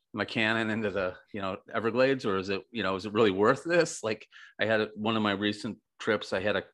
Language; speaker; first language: English; native; English